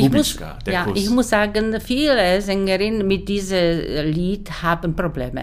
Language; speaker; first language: German; non-native, learner; Czech